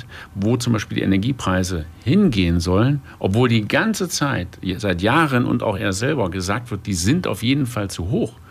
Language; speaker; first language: German; native; German